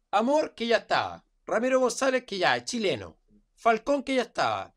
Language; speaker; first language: Spanish; native; Spanish